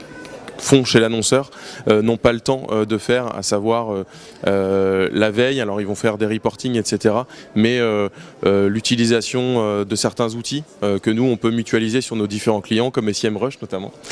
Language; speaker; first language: French; native; French